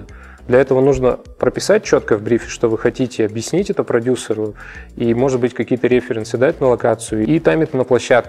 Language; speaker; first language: Russian; native; Russian